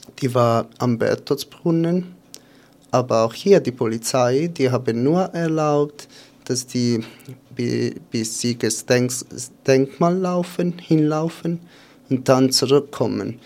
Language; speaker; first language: German; non-native, fluent; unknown